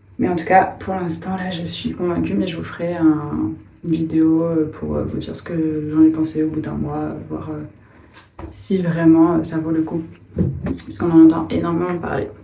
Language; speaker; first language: French; native; French